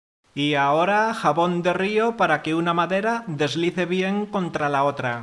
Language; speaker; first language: Spanish; native; Spanish